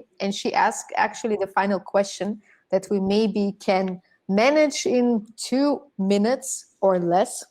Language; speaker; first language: English; non-native, fluent; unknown